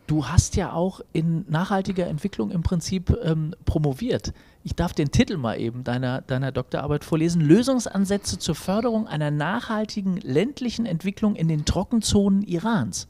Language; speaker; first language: German; native; German